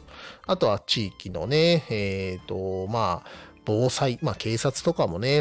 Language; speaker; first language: Japanese; native; Japanese